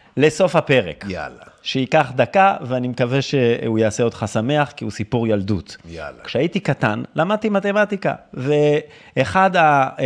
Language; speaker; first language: Hebrew; native; Hebrew